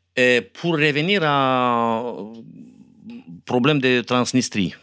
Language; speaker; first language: French; non-native, fluent; Romanian